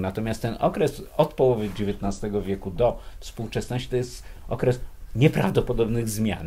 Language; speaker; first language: Polish; native; Polish